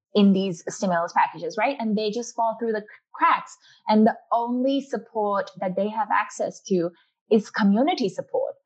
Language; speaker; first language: English; non-native, local second language; Urdu